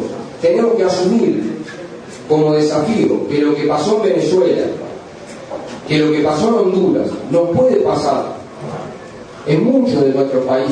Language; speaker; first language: Spanish; native; Spanish